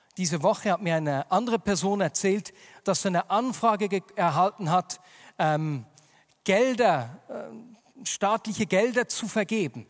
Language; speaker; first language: German; native; German